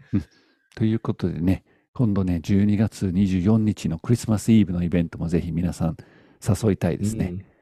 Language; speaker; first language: Japanese; non-native, fluent; English